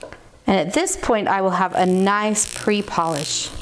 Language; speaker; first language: English; native; English